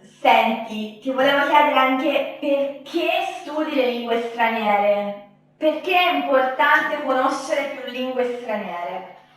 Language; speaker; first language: Italian; native; Italian